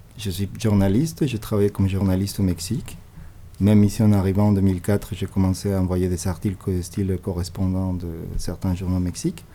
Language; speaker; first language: French; non-native, fluent; Spanish